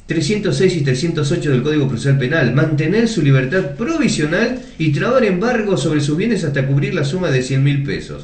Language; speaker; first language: Spanish; native; Spanish